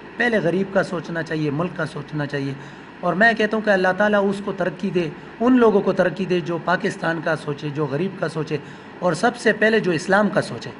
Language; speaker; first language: Urdu; non-native, local second language; Pashto